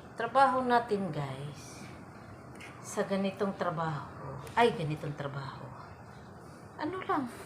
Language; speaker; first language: Filipino; non-native, local second language; Cebuano